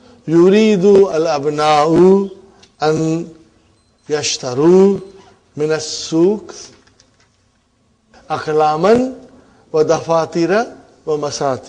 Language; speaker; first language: Arabic; non-native, fluent; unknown